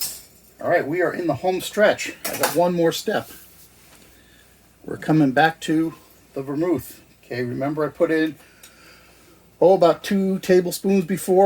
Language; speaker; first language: English; native; English